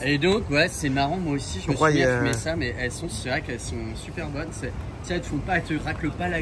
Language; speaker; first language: French; native; French